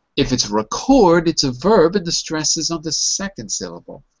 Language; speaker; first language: English; native; English